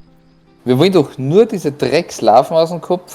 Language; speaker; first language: German; native; German